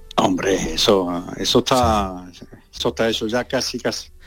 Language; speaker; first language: Spanish; native; Spanish